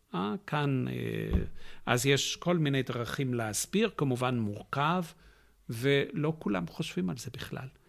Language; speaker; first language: Hebrew; non-native, fluent; English